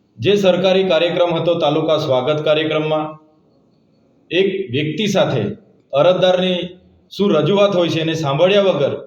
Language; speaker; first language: Gujarati; non-native, local second language; Vasavi